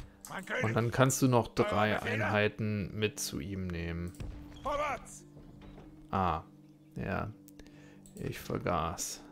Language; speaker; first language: German; native; German